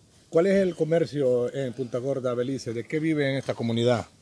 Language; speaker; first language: Spanish; native; Spanish